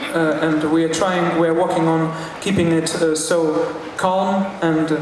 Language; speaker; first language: English; non-native, fluent; Russian